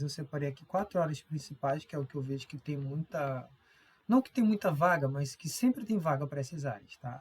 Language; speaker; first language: Portuguese; native; Portuguese